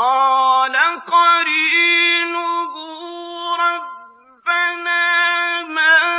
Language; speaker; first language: Arabic; native; Arabic